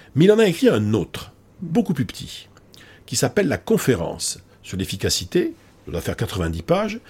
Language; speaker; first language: French; native; French